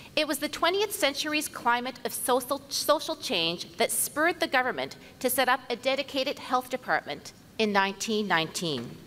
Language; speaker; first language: English; non-native, local second language; French